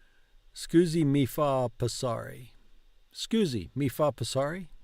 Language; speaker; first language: Italian; non-native, learner; English